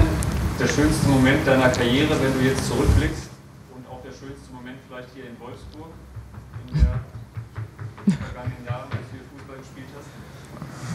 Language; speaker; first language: German; native; German